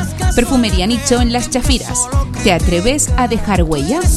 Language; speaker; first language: Spanish; native; Spanish